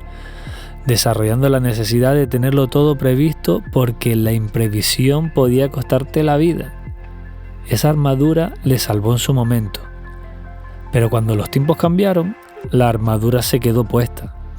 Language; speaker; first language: Spanish; native; Spanish